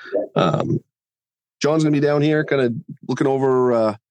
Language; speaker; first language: English; native; English